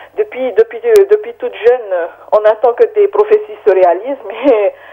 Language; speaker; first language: French; native; French